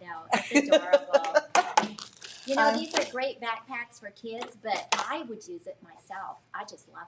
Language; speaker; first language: English; native; English